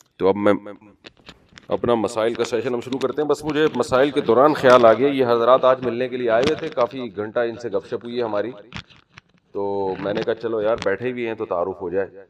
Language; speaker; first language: Urdu; native; Urdu